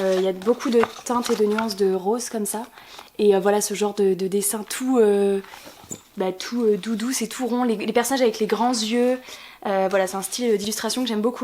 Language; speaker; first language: French; native; French